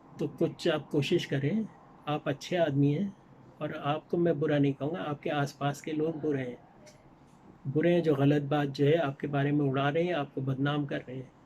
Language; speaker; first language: Urdu; native; Urdu